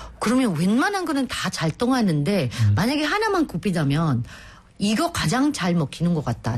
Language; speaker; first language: Korean; non-native, fluent; Filipino